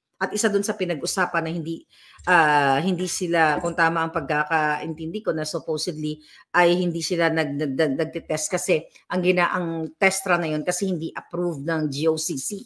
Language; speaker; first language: Filipino; native; Filipino